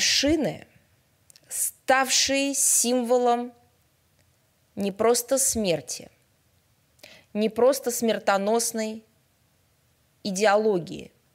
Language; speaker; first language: Russian; native; Russian